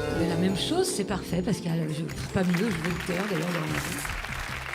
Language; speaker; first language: French; native; French